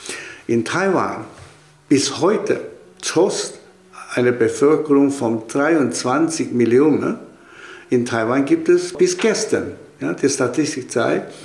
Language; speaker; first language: German; non-native, fluent; Chinese